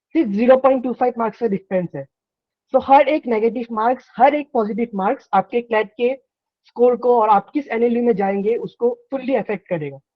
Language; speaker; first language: Hindi; non-native, local second language; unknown